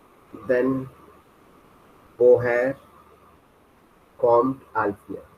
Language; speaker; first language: German; non-native, fluent; Hindi